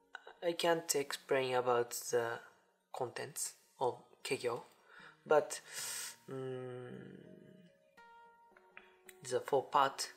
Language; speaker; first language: English; non-native, learner; Japanese